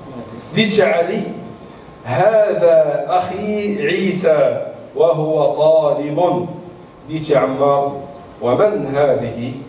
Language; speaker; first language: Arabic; non-native, fluent; Italian